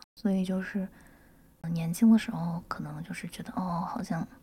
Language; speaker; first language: Chinese; native; Chinese